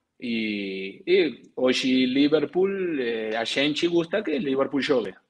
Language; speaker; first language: Portuguese; non-native, learner; Spanish